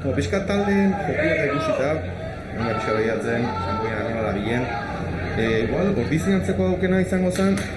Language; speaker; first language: Basque; native; Basque